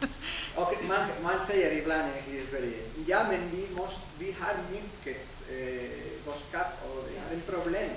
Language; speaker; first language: Swedish; non-native, learner; Spanish